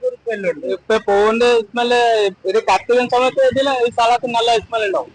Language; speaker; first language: Malayalam; non-native, learner; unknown